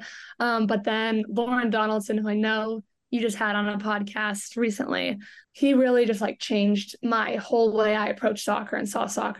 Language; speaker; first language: English; native; English